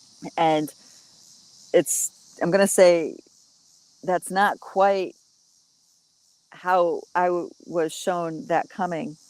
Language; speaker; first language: English; native; English